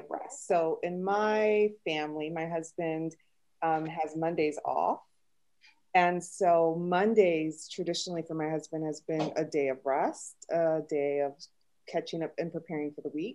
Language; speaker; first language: English; early bilingual, other home language; Spanish